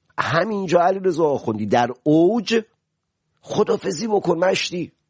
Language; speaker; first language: Persian; native; Persian